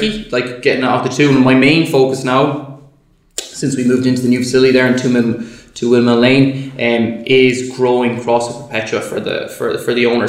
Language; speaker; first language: English; native; English